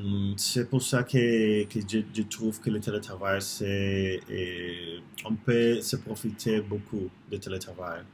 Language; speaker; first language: French; non-native, learner; Spanish